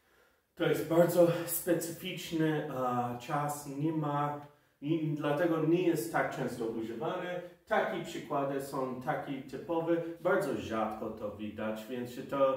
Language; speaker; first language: Polish; non-native, fluent; English